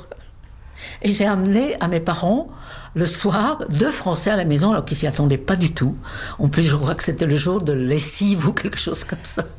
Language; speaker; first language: French; non-native, fluent; Czech